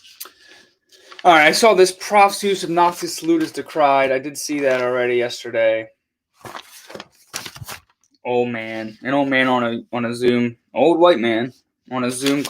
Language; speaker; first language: English; native; English